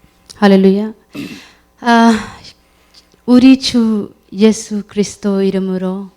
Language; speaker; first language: Korean; non-native, learner; Urdu